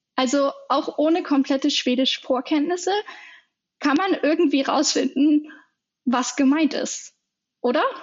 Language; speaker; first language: German; native; German